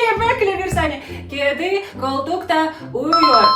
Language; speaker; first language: Turkish; non-native, learner; Russian